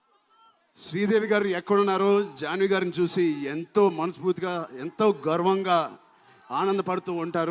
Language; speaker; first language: Telugu; native; Telugu